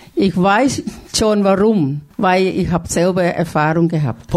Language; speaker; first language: German; non-native, fluent; Thai